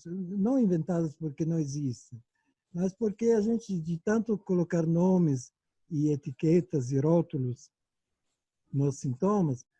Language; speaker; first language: Portuguese; non-native, fluent; Italian